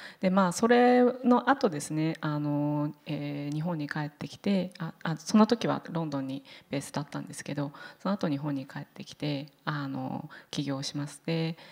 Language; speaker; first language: Japanese; native; Japanese